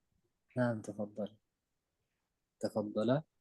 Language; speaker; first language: Arabic; non-native, fluent; Indonesian